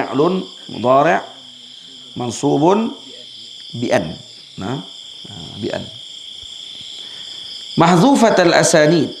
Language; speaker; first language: Arabic; non-native, fluent; Malay